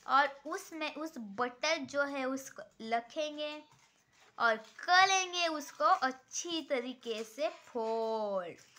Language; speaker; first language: Hindi; non-native, local second language; Marathi